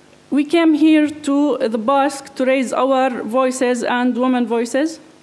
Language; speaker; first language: English; non-native, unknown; Arabic